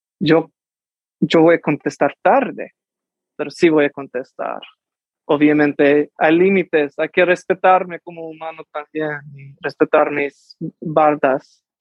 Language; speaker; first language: Spanish; early bilingual, heritage; English